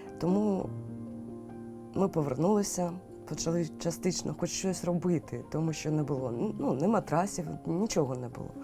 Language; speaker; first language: Ukrainian; non-native, local second language; Russian